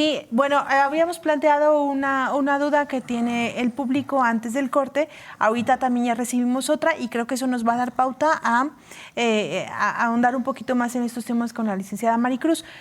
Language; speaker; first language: Spanish; native; Spanish